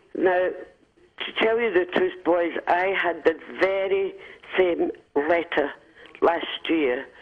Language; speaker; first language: English; non-native, fluent; Finnish